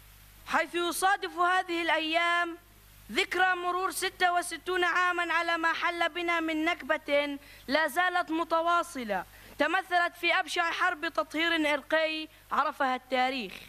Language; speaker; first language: Arabic; native; Arabic